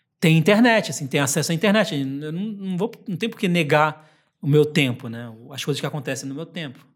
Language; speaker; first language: Portuguese; early bilingual, heritage; Portuguese